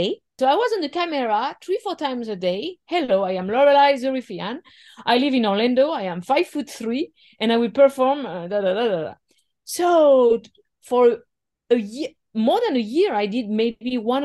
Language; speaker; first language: English; non-native, fluent; French